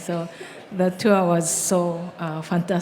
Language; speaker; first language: English; non-native, learner; Japanese